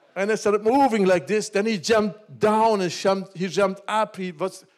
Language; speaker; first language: English; non-native, fluent; German